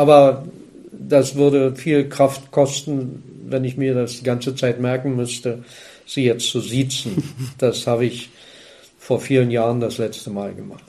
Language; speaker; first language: German; native; German